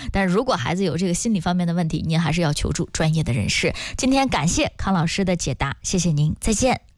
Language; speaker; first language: Chinese; native; Chinese